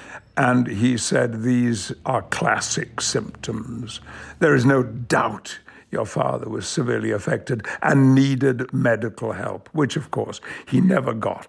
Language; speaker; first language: English; native; English